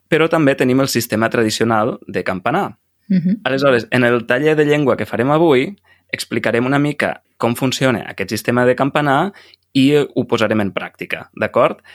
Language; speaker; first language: Catalan; native; Catalan